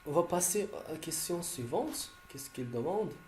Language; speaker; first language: French; non-native, local second language; Arabic